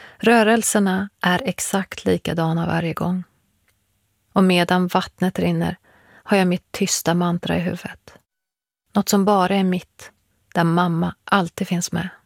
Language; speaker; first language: Swedish; early bilingual, other home language; Persian